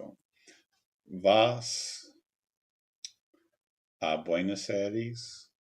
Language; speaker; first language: Spanish; non-native, learner; English